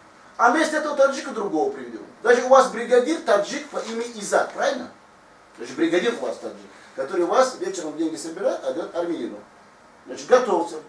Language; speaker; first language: Russian; non-native, fluent; Tajik